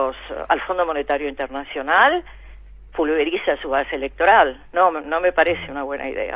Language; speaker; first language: Spanish; native; Spanish